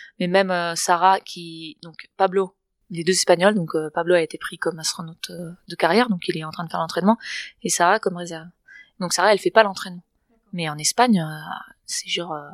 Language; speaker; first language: French; non-native, fluent; Catalan